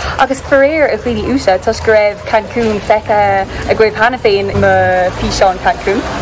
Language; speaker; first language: Irish; non-native, local second language; English